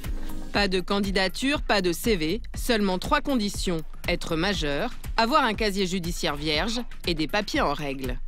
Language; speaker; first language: French; native; French